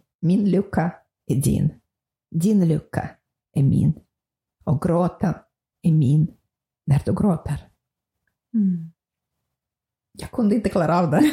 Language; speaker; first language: Swedish; non-native, fluent; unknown